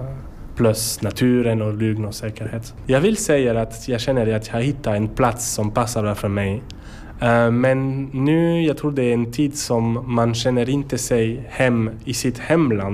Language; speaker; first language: Swedish; non-native, learner; French